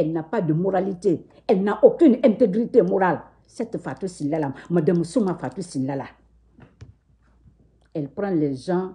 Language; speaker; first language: French; non-native, local second language; Susu